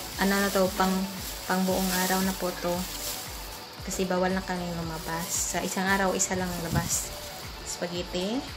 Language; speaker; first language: Filipino; non-native, local second language; Cebuano